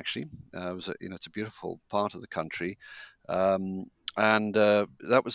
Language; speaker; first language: English; native; English